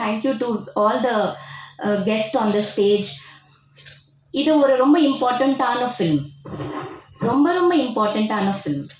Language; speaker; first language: Tamil; non-native, fluent; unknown